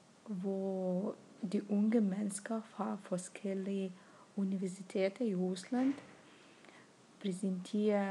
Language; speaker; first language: Danish; non-native, learner; Russian